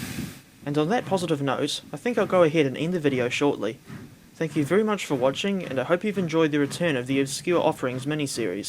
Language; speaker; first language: English; native; English